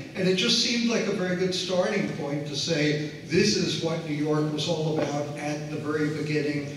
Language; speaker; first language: English; native; English